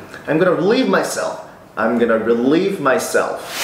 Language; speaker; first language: English; non-native, fluent; Korean